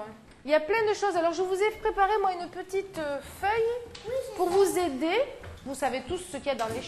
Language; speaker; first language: French; native; French